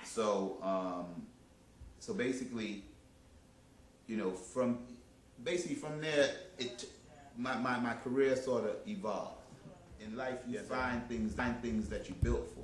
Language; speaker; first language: English; native; English